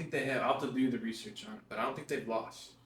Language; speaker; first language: English; native; English